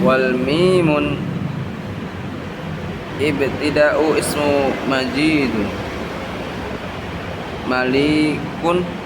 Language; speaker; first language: Arabic; non-native, learner; Indonesian